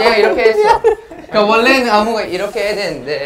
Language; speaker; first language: Korean; non-native, fluent; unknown